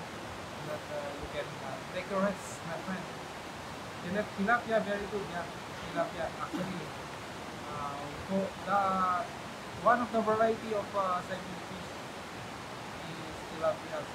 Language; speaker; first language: English; non-native, local second language; Filipino